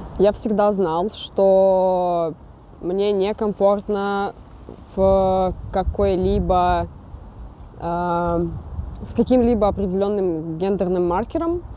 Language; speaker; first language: Russian; native; Russian